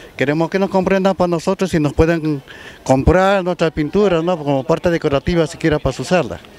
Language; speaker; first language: Spanish; native; Spanish